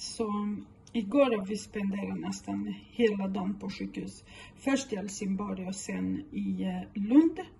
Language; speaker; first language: Swedish; non-native, local second language; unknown